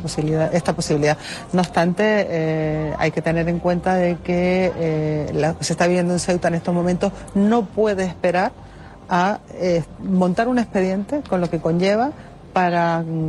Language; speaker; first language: Spanish; native; Spanish